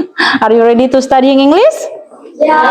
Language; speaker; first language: English; non-native, learner; Indonesian